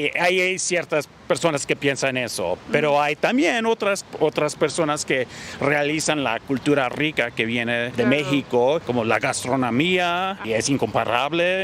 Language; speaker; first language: Spanish; early bilingual, heritage; Spanish